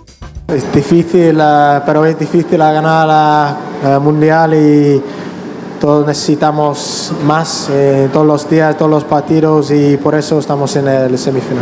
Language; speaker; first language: Spanish; non-native, learner; English